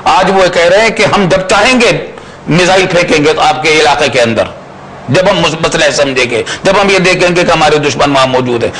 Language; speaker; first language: Urdu; native; Urdu